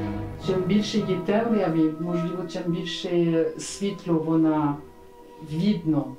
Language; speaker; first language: Ukrainian; non-native, fluent; French